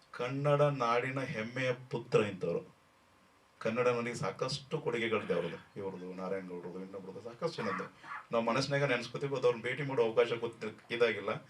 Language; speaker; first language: Kannada; native; Kannada